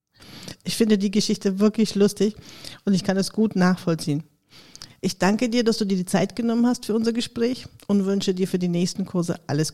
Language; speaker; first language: German; native; German